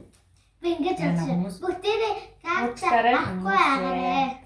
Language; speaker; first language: Mongolian; early bilingual, heritage; Mongolian